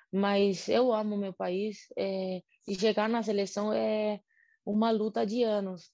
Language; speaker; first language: Portuguese; non-native, fluent; Spanish